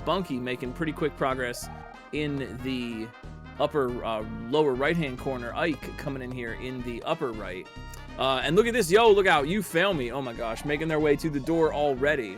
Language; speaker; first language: English; native; English